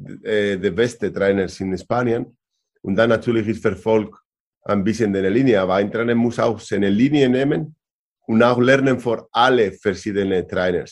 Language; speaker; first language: German; non-native, learner; Spanish